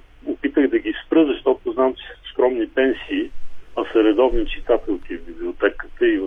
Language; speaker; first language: Bulgarian; native; Bulgarian